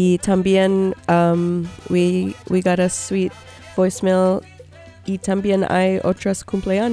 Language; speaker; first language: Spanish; early bilingual, heritage; Spanish